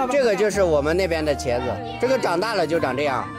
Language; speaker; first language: Chinese; non-native, fluent; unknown